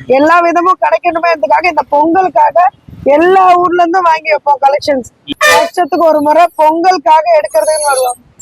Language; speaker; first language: Tamil; native; Tamil